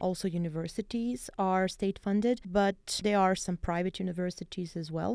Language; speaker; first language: English; non-native, fluent; Bosnian